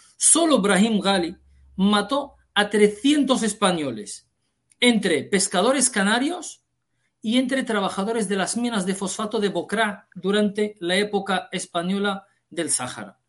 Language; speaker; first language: Spanish; early bilingual, heritage; Arabic